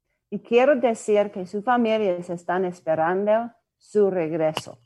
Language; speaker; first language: Spanish; non-native, learner; English